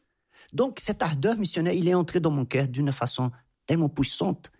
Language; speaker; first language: French; non-native, fluent; Portuguese